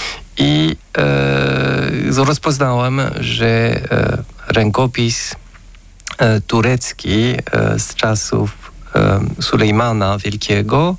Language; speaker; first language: Polish; non-native, fluent; French